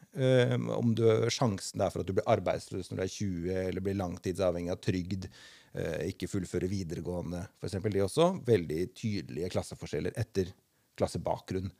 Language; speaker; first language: Norwegian; native; Norwegian